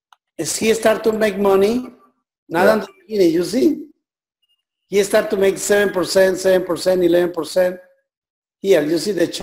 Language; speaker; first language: English; non-native, learner; Spanish